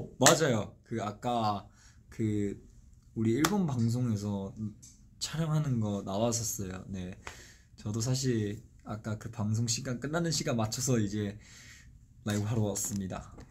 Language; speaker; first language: Korean; non-native, fluent; Chinese